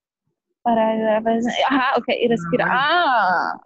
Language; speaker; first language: Spanish; non-native, learner; Polish